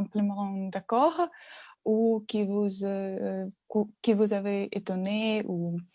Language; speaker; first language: French; non-native, learner; Russian